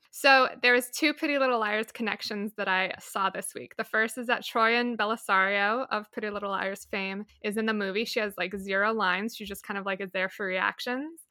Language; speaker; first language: English; native; English